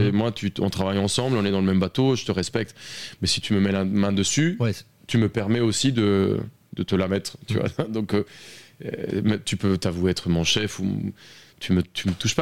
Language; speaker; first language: French; non-native, fluent; Spanish